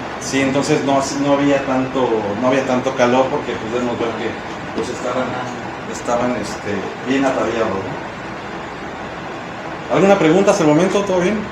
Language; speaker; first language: Spanish; native; Spanish